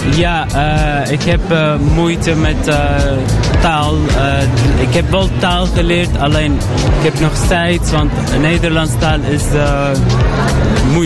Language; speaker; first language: Dutch; non-native, learner; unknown